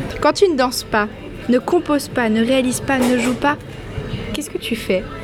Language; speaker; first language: French; native; French